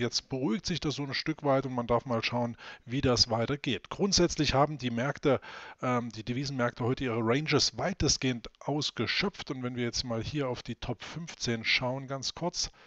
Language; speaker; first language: German; native; German